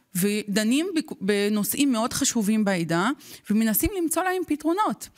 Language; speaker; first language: Hebrew; non-native, local second language; Arabic